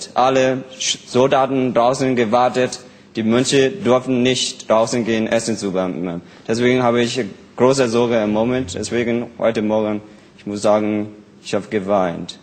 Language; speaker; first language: German; non-native, learner; Burmese